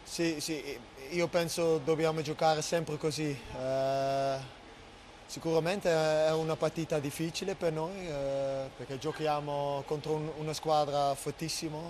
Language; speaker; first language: Italian; non-native, learner; Dutch